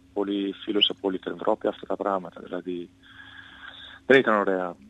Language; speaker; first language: Greek; non-native, fluent; Italian